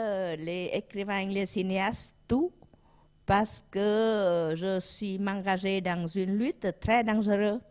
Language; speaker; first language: French; non-native, learner; Vietnamese